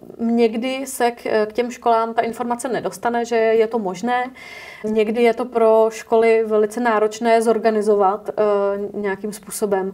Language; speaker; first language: Czech; native; Czech